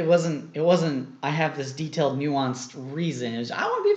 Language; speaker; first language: English; native; English